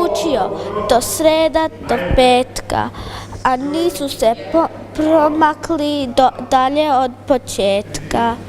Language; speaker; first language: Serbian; early bilingual, heritage; Serbian